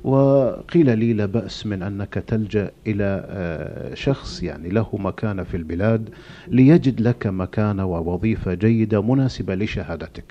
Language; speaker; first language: Arabic; native; Arabic